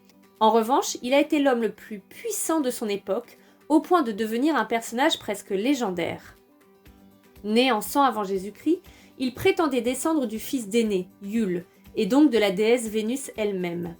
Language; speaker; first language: French; native; French